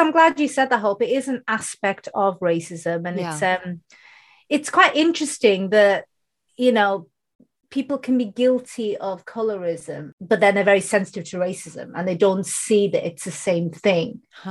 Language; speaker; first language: English; non-native, local second language; Bangla